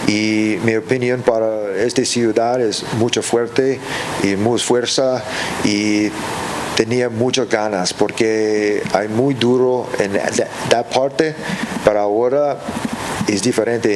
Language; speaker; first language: Spanish; early bilingual, heritage; English